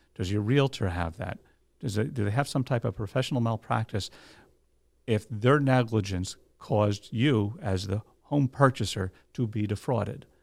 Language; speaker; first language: English; native; English